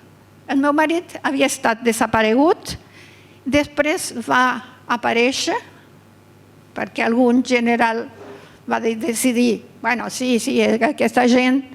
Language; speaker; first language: Catalan; early bilingual, heritage; Catalan